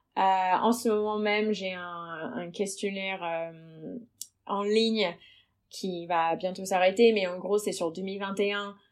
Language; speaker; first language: French; non-native, fluent; English